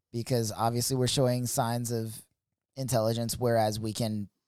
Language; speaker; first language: English; native; English